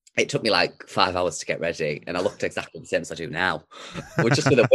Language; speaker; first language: English; native; English